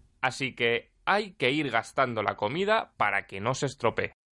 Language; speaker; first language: Spanish; native; Spanish